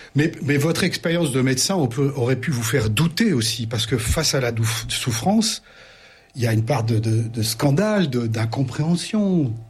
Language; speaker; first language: French; native; French